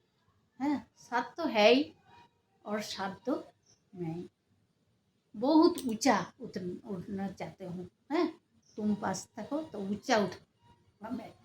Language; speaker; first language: Hindi; non-native, learner; Bangla